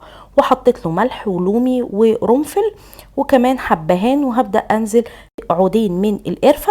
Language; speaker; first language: Arabic; native; Arabic